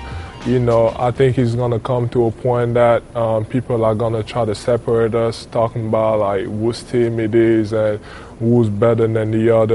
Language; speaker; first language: English; non-native, local second language; French